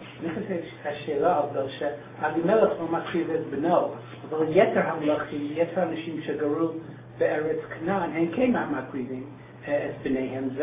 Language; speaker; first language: Hebrew; non-native, fluent; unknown